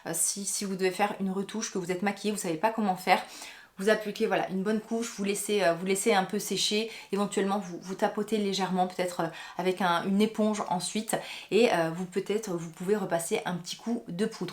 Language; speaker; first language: French; native; French